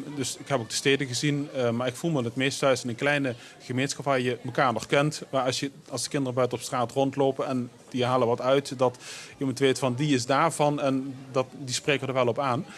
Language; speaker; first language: Dutch; native; Dutch